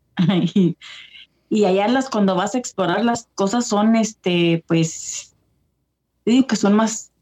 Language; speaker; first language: Spanish; early bilingual, heritage; Spanish